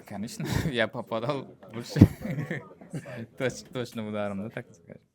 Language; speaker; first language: Russian; non-native, learner; Uzbek